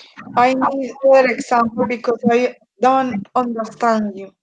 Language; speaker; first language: English; non-native, learner; Spanish